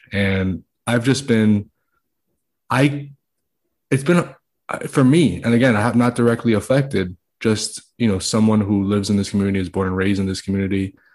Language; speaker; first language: English; native; English